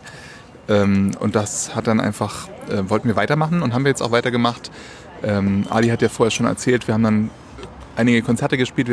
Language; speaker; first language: German; native; German